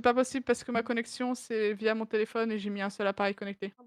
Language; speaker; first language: French; native; French